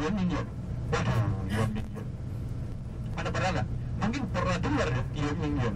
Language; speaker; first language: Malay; non-native, fluent; Chinese